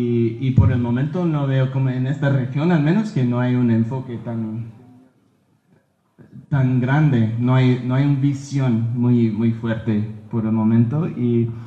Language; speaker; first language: Spanish; early bilingual, heritage; Spanish